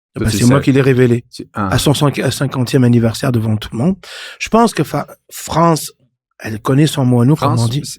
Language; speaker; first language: French; non-native, local second language; Arabic